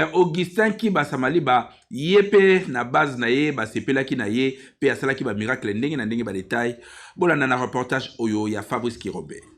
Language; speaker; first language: Lingala; native; Lingala